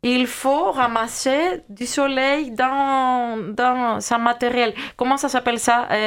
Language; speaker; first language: French; non-native, fluent; Greek